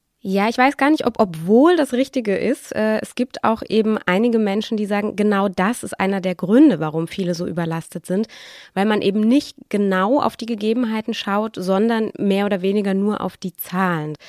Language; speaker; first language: German; native; German